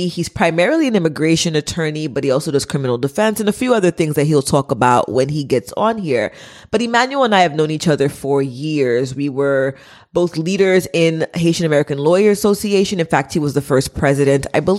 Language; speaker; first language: English; early bilingual, other home language; Haitian Creole